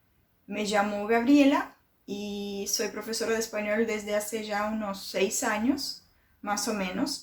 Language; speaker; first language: Spanish; non-native, fluent; Portuguese